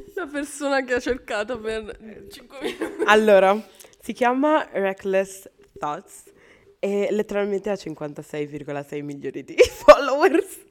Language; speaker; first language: Italian; non-native, fluent; Spanish